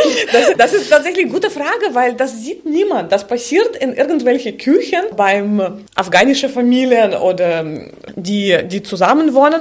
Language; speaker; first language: German; non-native, fluent; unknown